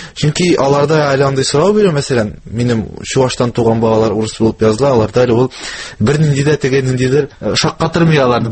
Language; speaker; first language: Tatar; native; Tatar